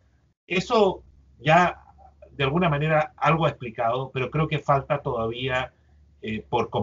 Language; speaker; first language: Spanish; native; Spanish